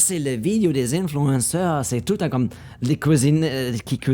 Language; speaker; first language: French; non-native, learner; German